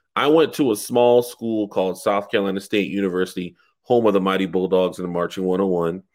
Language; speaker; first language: English; native; English